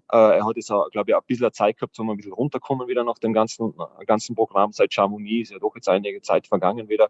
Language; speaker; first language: German; native; German